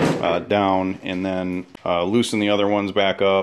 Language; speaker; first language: English; native; English